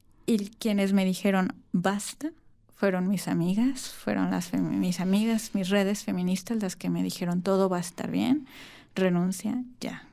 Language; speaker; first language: Spanish; native; Spanish